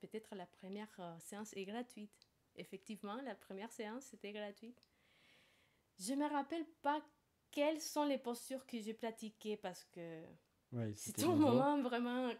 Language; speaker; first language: French; non-native, fluent; Spanish